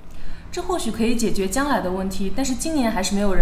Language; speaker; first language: Chinese; native; Chinese